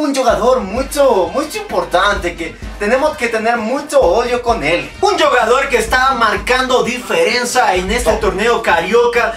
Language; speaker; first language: Portuguese; non-native, learner; Spanish